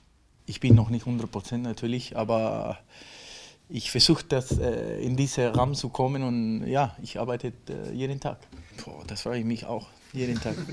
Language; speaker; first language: German; non-native, fluent; Spanish